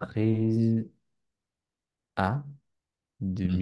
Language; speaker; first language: French; non-native, learner; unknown